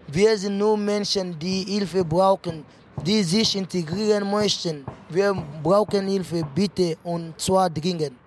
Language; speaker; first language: German; non-native, fluent; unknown